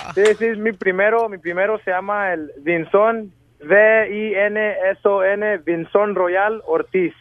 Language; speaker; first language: Spanish; early bilingual, heritage; Spanish